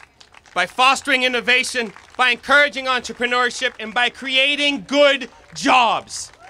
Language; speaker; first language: English; native; English